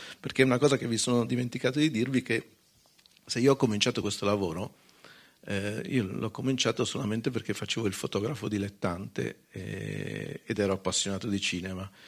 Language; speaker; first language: Italian; native; Italian